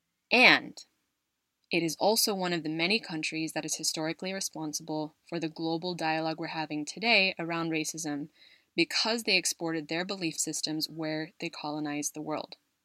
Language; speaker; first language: English; native; English